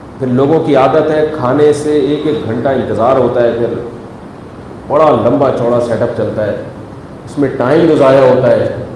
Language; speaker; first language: Urdu; native; Urdu